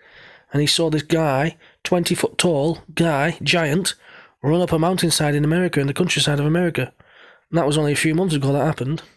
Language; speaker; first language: English; native; English